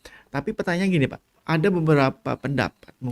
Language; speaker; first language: Indonesian; native; Indonesian